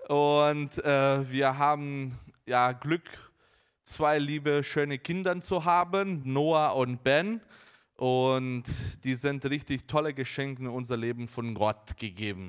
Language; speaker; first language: German; early bilingual, heritage; Portuguese